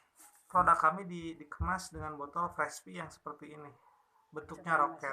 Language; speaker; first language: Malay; non-native, local second language; Sundanese